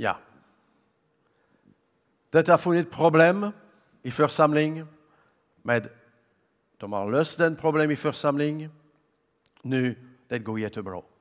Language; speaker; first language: Swedish; non-native, learner; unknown